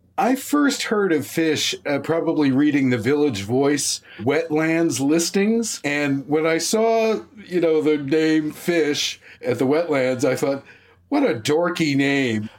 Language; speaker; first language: English; native; English